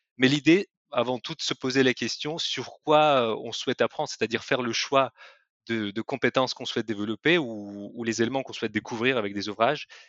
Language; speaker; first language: French; non-native, fluent; Russian